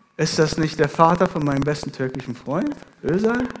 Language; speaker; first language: German; non-native, fluent; Persian